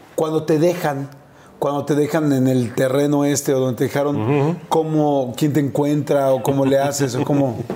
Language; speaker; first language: Spanish; native; Spanish